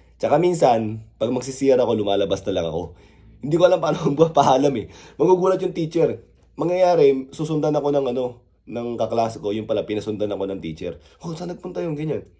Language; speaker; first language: Filipino; early bilingual, other home language; Korean